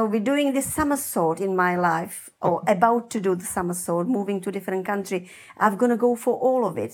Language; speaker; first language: English; non-native, fluent; Czech